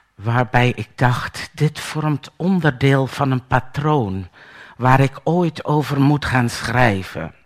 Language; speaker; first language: Dutch; native; Dutch